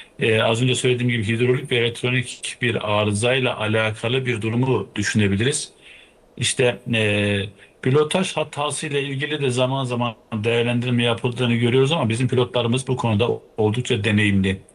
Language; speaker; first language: Turkish; native; Turkish